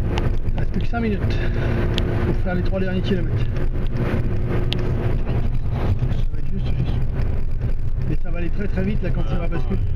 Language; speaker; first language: French; native; French